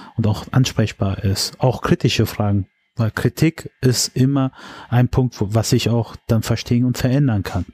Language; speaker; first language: German; early bilingual, other home language; Turkish